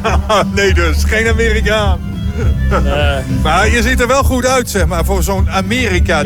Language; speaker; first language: Dutch; native; Dutch